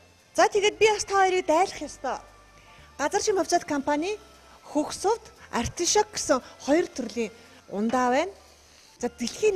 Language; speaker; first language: Mongolian; native; Mongolian